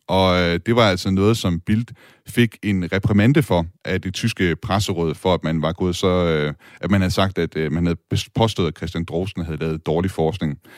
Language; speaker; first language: Danish; native; Danish